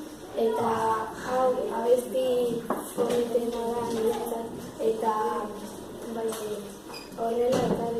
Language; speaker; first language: Basque; non-native, local second language; Spanish